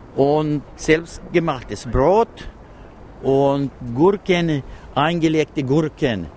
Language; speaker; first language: German; non-native, fluent; Swedish